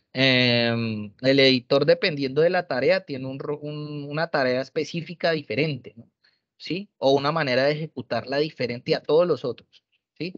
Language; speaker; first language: Spanish; native; Spanish